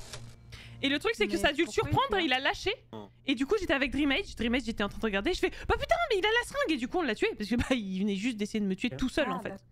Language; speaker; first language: French; native; French